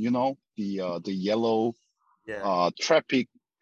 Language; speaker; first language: English; non-native, fluent; Korean